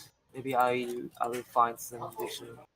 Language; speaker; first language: English; non-native, learner; Korean